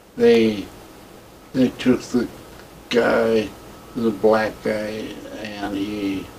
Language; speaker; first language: English; native; English